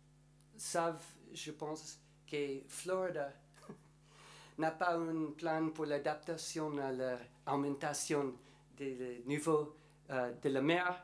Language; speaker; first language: French; non-native, learner; English